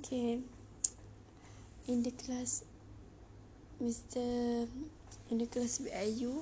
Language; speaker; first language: English; non-native, learner; Malay